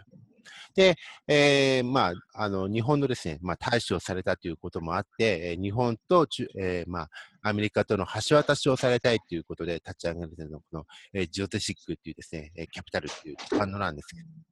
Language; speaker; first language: Japanese; native; Japanese